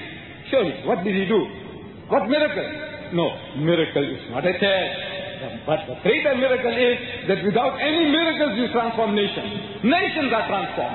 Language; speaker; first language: English; early bilingual, other home language; Gujarati